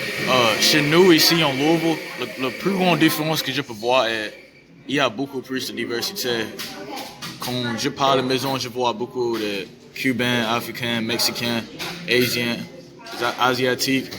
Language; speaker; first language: French; non-native, learner; English